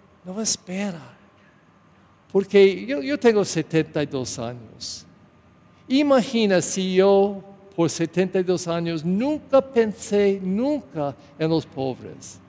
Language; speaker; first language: Spanish; non-native, learner; English